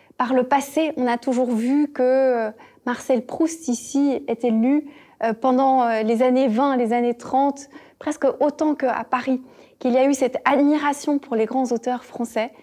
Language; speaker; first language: French; native; French